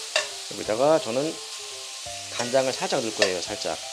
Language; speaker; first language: Korean; native; Korean